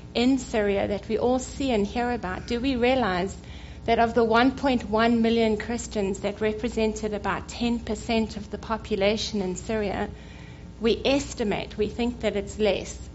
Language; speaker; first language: English; native; English